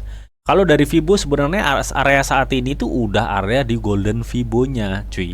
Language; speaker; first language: Indonesian; native; Indonesian